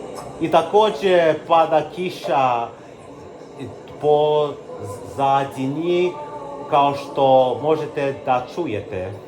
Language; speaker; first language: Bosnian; early bilingual, heritage; Bosnian